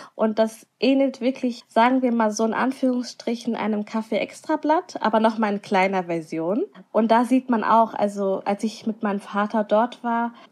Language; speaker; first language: German; non-native, local second language; Somali